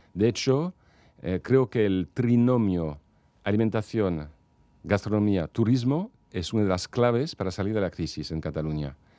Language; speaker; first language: Spanish; non-native, fluent; French